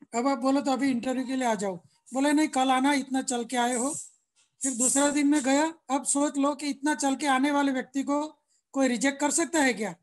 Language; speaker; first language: Hindi; non-native, local second language; Gujarati